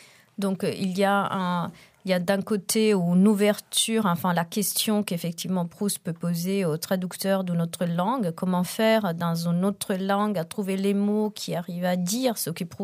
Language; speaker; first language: French; non-native, fluent; Italian